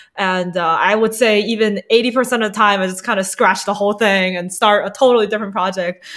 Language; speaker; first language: English; early bilingual, other home language; Chinese